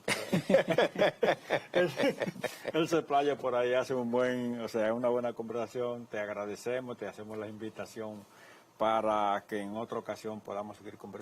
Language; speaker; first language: Spanish; native; Spanish